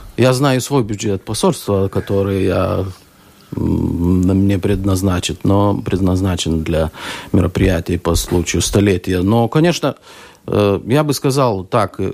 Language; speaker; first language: Russian; non-native, local second language; Lithuanian